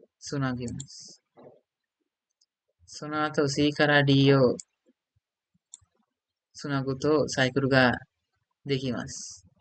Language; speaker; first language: Japanese; non-native, learner; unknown